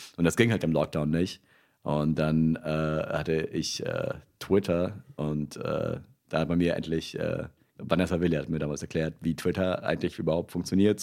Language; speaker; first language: German; early bilingual, other home language; Russian